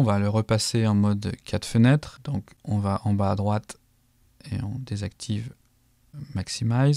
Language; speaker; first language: French; native; French